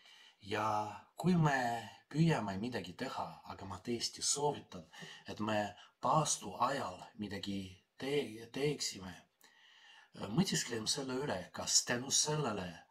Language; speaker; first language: Estonian; non-native, fluent; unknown